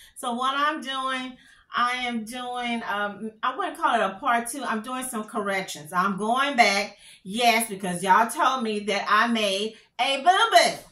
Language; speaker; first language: English; native; English